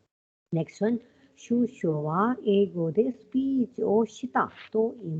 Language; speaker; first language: Japanese; non-native, fluent; Hindi